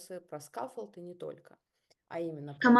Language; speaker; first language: Russian; native; Russian